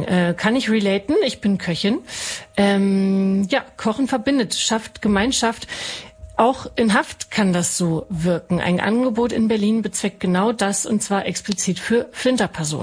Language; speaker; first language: German; native; German